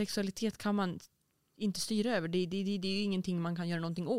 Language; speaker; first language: Swedish; native; Swedish